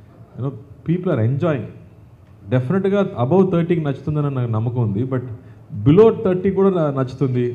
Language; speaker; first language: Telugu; non-native, fluent; Tamil